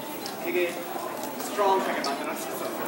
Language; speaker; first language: Korean; early bilingual, heritage; English